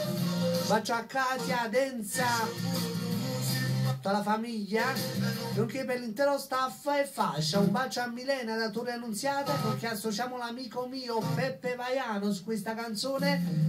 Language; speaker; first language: Italian; native; Italian